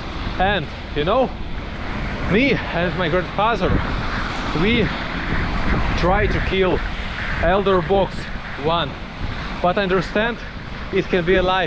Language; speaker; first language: English; non-native, fluent; Russian